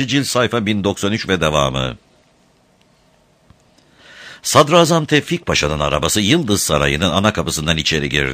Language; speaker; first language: Turkish; native; Turkish